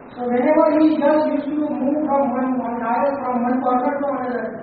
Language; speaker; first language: English; non-native, local second language; Marathi